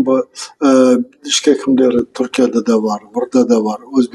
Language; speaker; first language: Turkish; non-native, learner; Kazakh